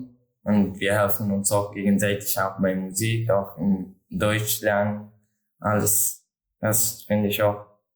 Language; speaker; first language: German; non-native, learner; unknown